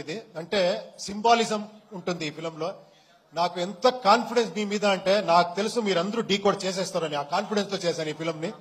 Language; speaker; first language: Telugu; non-native, local second language; Kannada